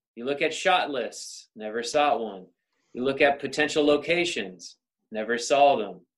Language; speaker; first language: English; native; English